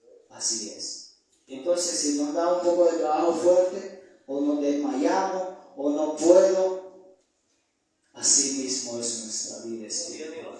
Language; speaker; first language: Spanish; native; Spanish